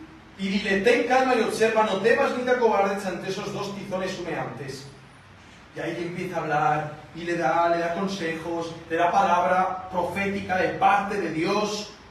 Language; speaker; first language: Spanish; native; Spanish